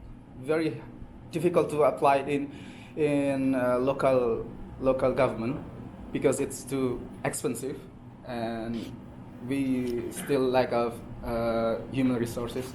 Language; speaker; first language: English; non-native, fluent; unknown